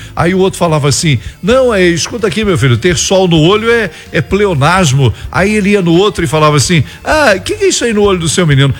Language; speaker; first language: Portuguese; native; Portuguese